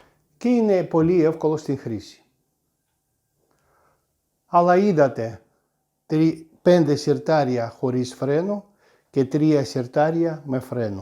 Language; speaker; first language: Greek; non-native, fluent; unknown